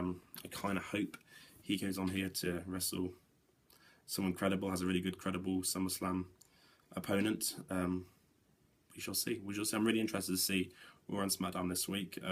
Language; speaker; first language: English; native; English